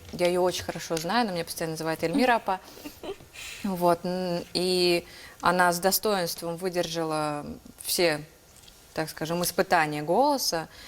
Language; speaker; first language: Russian; native; Russian